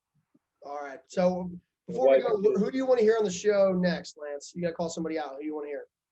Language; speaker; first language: English; native; English